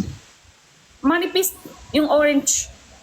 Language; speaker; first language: Filipino; non-native, learner; Chinese